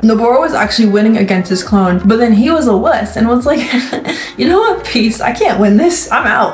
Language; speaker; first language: English; native; English